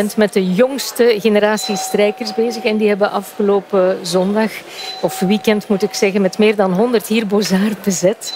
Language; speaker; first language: Dutch; native; Dutch